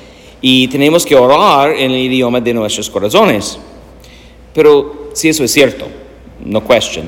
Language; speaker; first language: Spanish; non-native, learner; English